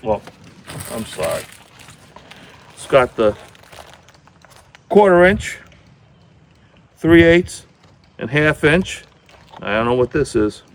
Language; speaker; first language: English; native; English